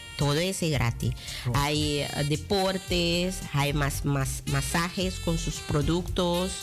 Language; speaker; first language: Spanish; non-native, local second language; Dutch